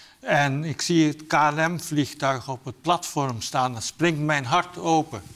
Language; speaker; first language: Dutch; native; Dutch